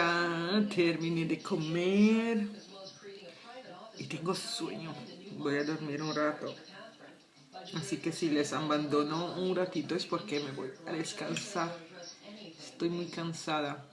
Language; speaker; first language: Spanish; non-native, fluent; Papiamento